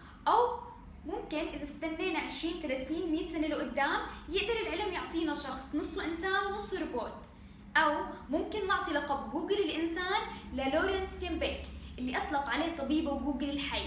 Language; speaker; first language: Arabic; native; Arabic